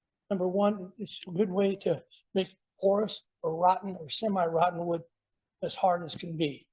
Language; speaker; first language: English; native; English